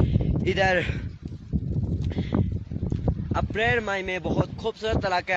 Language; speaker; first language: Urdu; non-native, local second language; Shina